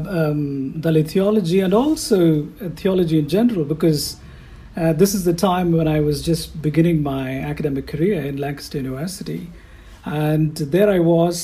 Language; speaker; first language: English; non-native, local second language; Tamil